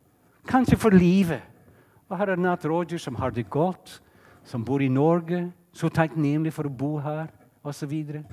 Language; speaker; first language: Norwegian; non-native, fluent; English